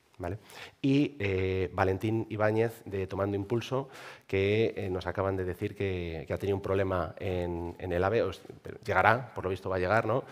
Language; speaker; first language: Spanish; native; Spanish